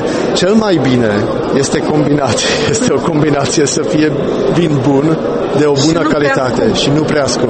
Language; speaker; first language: Romanian; non-native, fluent; Czech